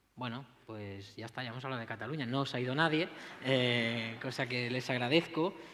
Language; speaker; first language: Spanish; native; Spanish